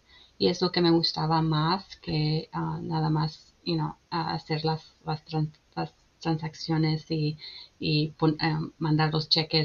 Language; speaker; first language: Spanish; early bilingual, heritage; Spanish